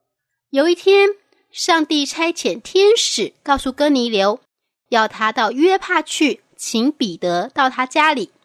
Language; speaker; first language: Chinese; native; Chinese